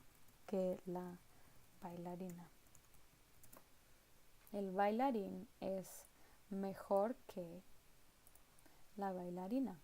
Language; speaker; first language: Spanish; non-native, fluent; English